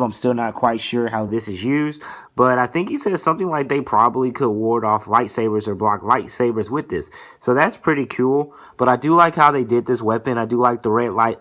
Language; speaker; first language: English; native; English